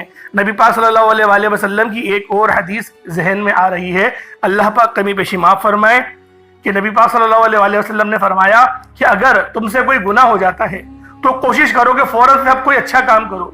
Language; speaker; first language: Urdu; native; Urdu